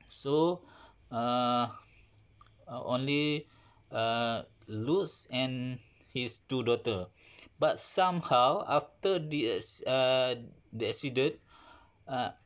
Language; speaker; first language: English; non-native, learner; Malay